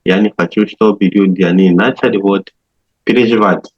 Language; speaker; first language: Russian; non-native, learner; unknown